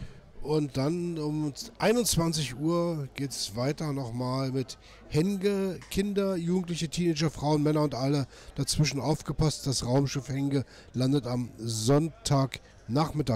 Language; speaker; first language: German; native; German